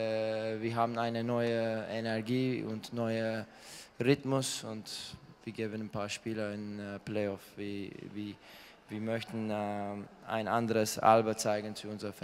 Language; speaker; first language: German; non-native, learner; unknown